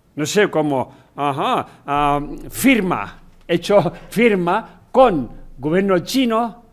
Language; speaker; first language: Spanish; non-native, learner; Chinese